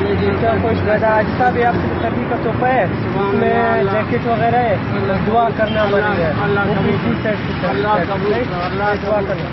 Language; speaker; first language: Hindi; non-native, local second language; Pashto